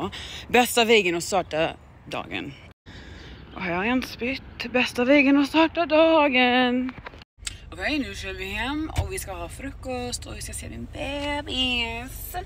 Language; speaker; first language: Swedish; early bilingual, heritage; Swedish